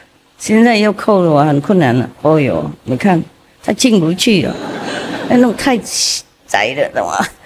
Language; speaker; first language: Chinese; non-native, fluent; Vietnamese